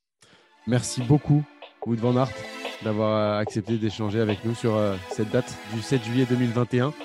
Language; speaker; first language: French; native; French